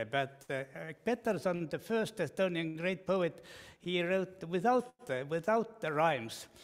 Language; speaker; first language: English; non-native, fluent; Estonian